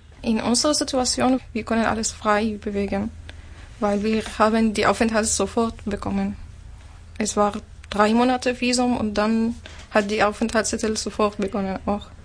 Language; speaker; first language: German; non-native, learner; Arabic